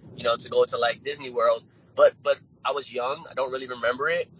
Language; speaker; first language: English; native; English